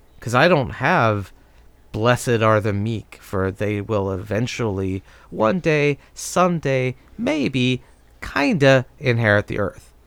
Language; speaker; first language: English; native; English